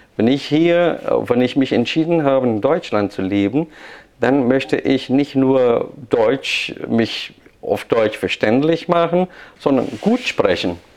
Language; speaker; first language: German; non-native, fluent; Portuguese